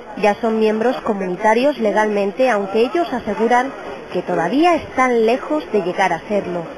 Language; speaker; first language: Spanish; native; Spanish